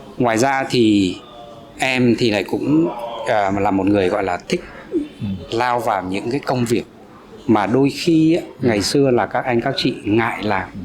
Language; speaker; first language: Vietnamese; native; Vietnamese